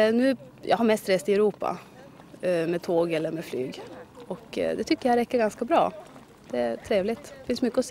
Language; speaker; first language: Swedish; native; Swedish